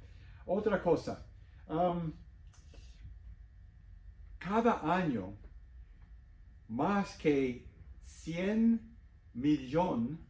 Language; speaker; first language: Spanish; non-native, fluent; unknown